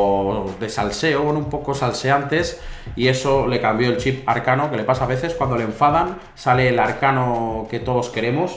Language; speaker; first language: Spanish; native; Spanish